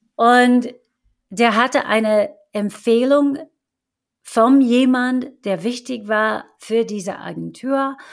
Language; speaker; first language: German; non-native, fluent; English